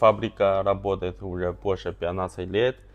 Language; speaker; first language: Russian; non-native, learner; Chinese